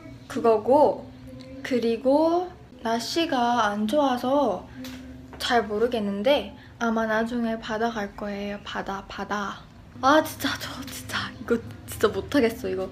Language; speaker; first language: Korean; non-native, learner; Filipino